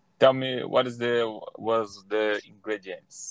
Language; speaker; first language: English; non-native, learner; Portuguese